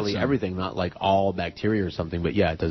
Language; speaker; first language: English; native; English